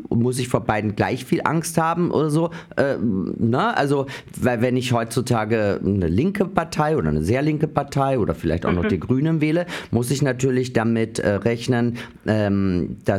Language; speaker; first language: German; native; German